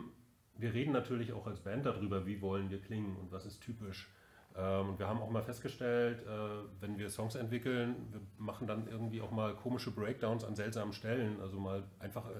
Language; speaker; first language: German; native; German